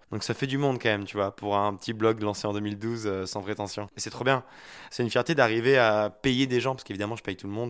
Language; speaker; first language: French; native; French